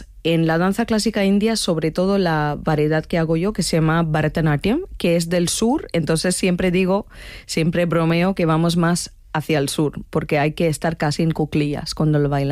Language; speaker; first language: Spanish; non-native, fluent; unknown